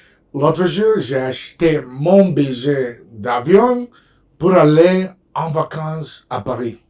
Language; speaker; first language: French; non-native, fluent; Spanish